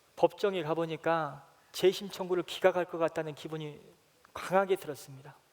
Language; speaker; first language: Korean; native; Korean